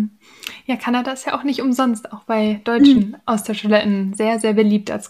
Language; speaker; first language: German; native; German